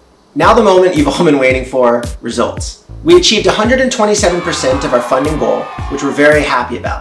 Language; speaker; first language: English; native; English